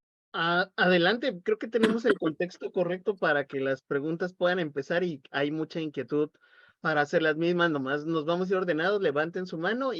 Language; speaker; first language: Spanish; native; Spanish